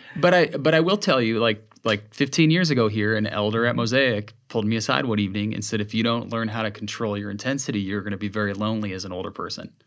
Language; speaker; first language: English; native; English